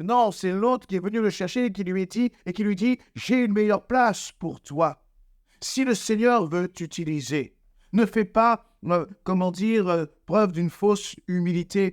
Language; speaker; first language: French; native; French